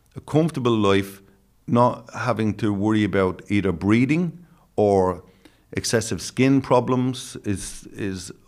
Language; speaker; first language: English; native; English